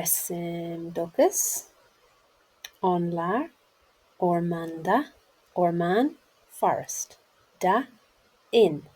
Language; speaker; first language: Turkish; non-native, learner; English